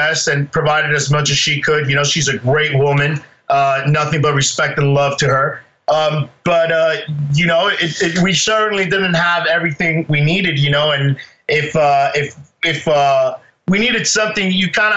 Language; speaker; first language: English; native; English